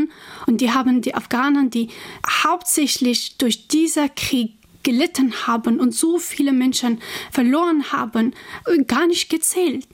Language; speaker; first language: German; non-native, fluent; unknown